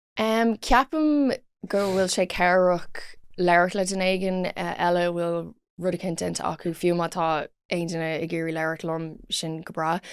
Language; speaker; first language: Irish; non-native, local second language; English